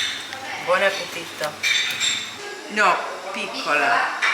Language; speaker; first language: Italian; non-native, learner; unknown